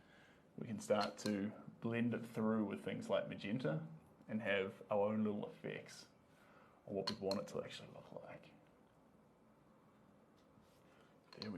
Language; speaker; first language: English; native; English